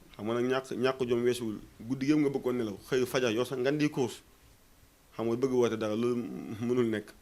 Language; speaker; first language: Wolof; non-native, local second language; Fula